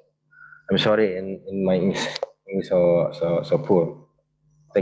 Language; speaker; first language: English; non-native, learner; Indonesian